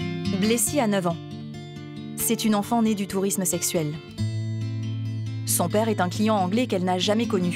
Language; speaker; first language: French; native; French